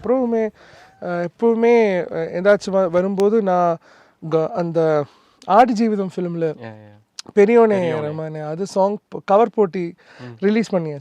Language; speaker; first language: Tamil; non-native, learner; Malayalam